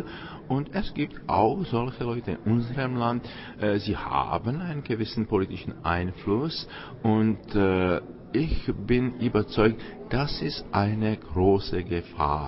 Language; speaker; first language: German; non-native, fluent; Czech